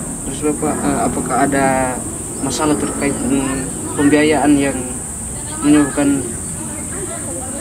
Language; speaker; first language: Indonesian; native; Indonesian